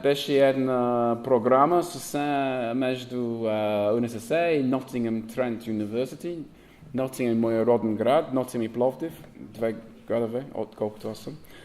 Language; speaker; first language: Bulgarian; non-native, learner; English